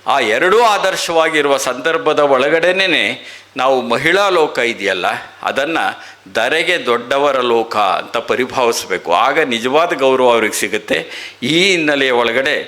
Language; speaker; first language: Kannada; native; Kannada